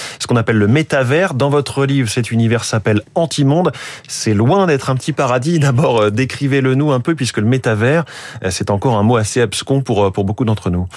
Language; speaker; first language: French; native; French